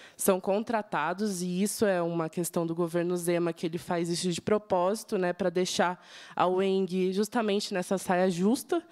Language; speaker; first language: Portuguese; native; Portuguese